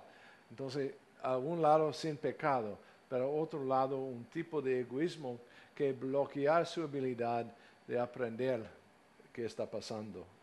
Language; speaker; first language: Spanish; non-native, fluent; English